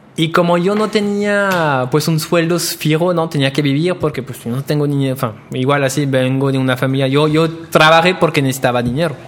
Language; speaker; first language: Spanish; non-native, fluent; French